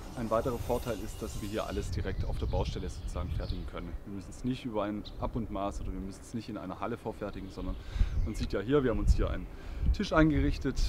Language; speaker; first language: German; native; German